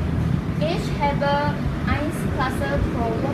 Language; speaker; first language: German; non-native, learner; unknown